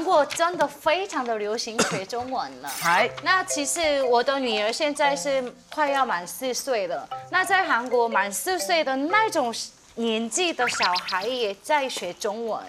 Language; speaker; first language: Chinese; non-native, fluent; Korean